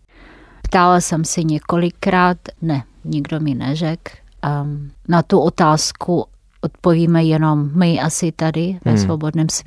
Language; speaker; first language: Czech; non-native, fluent; Russian